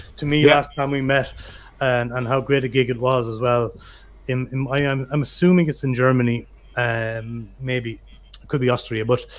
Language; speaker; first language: English; native; English